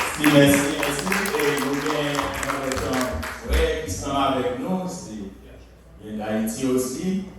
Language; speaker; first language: French; non-native, local second language; Haitian Creole